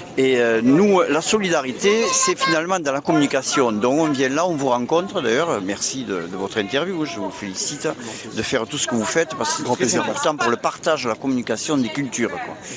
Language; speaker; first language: French; native; French